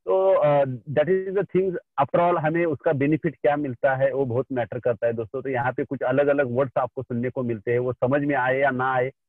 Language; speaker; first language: Hindi; non-native, local second language; Marathi